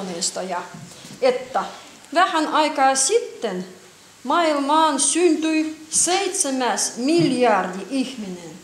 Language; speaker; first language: Finnish; non-native, learner; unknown